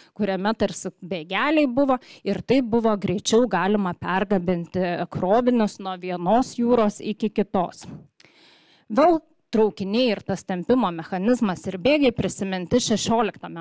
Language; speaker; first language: Lithuanian; native; Lithuanian